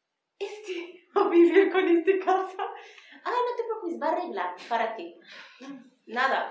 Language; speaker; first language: Spanish; non-native, learner; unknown